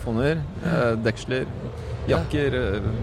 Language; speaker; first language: Norwegian; non-native, fluent; Polish